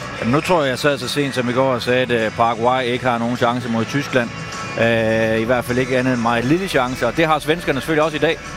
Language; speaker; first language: Danish; native; Danish